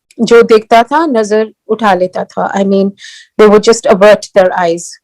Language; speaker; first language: Hindi; early bilingual, heritage; Hindi